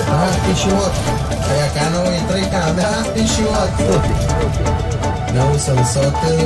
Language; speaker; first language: Spanish; native; Spanish